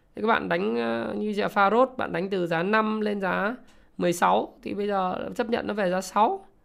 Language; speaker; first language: Vietnamese; native; Vietnamese